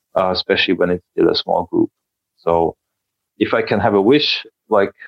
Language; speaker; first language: English; non-native, fluent; German